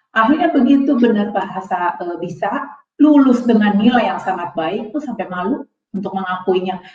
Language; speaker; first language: Indonesian; native; Indonesian